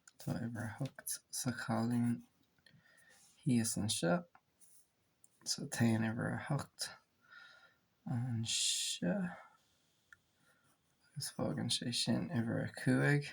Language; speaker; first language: Irish; non-native, local second language; English